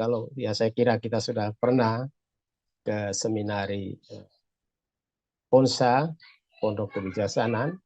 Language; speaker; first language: Indonesian; native; Indonesian